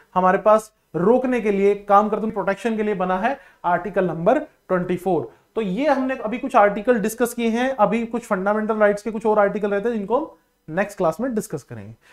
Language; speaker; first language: Hindi; non-native, local second language; Punjabi